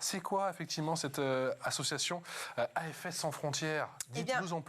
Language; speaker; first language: French; native; French